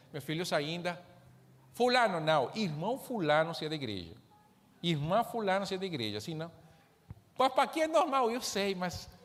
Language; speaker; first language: Portuguese; non-native, fluent; Spanish